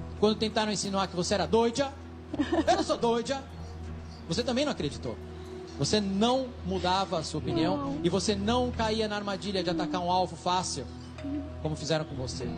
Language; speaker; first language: Portuguese; native; Portuguese